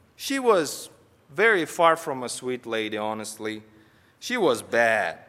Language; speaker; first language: English; non-native, fluent; Russian